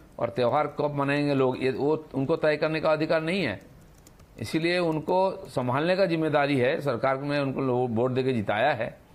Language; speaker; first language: Hindi; non-native, local second language; Bangla